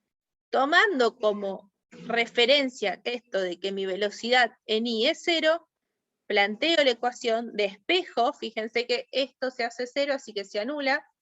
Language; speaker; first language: Spanish; native; Spanish